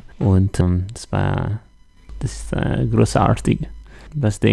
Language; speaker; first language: German; non-native, learner; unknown